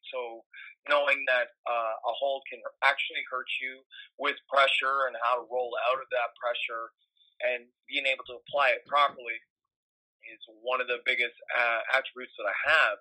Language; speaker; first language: English; native; English